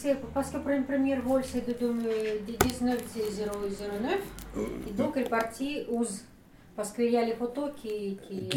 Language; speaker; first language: French; non-native, learner; Russian